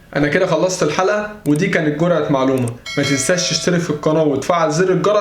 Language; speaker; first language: Arabic; native; Arabic